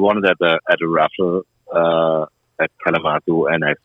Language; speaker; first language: English; non-native, fluent; German